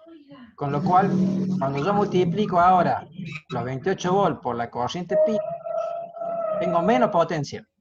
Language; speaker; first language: Spanish; native; Spanish